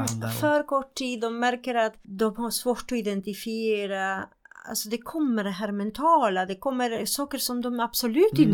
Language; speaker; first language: Swedish; non-native, fluent; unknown